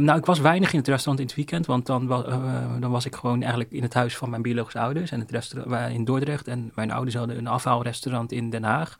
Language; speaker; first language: Dutch; early bilingual, other home language; Cantonese